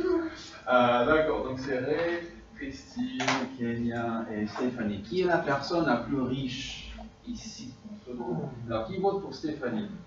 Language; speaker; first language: French; non-native, fluent; English